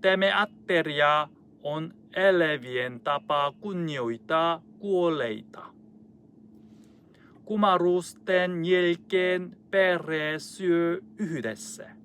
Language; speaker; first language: Finnish; non-native, learner; Korean